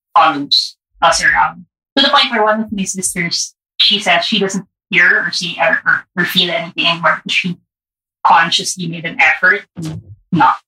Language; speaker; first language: English; non-native, local second language; Filipino